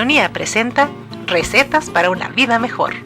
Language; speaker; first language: Spanish; native; Spanish